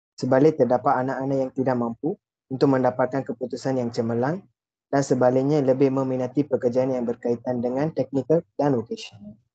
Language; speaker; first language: Malay; non-native, local second language; Tamil